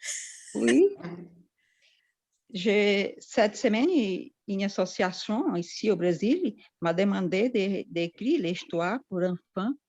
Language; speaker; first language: French; non-native, learner; Portuguese